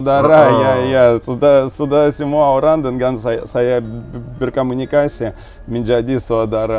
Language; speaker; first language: Indonesian; non-native, learner; Russian